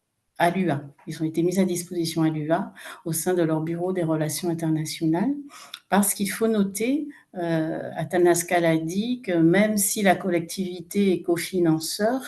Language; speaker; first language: French; native; French